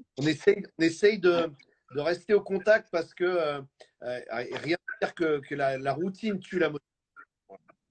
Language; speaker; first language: French; native; French